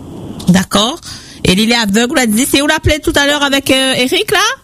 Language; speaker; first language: French; native; French